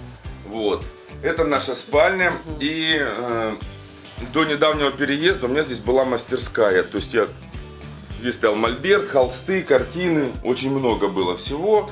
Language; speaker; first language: Russian; native; Russian